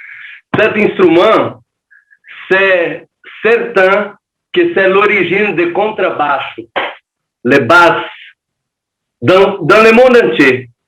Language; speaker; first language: French; non-native, learner; Portuguese